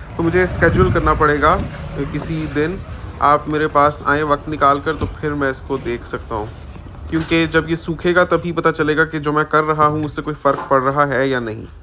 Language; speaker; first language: Urdu; native; Urdu